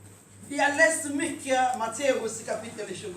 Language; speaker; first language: Swedish; non-native, fluent; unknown